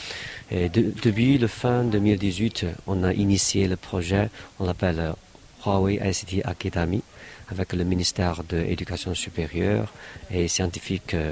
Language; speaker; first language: French; non-native, fluent; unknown